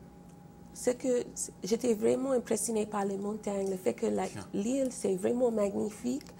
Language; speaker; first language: French; non-native, fluent; English